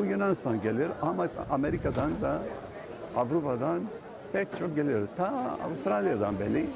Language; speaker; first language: Turkish; non-native, local second language; Greek